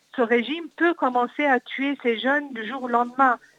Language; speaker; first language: French; non-native, fluent; Persian